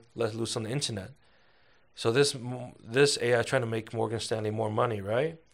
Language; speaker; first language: English; early bilingual, other home language; Chinese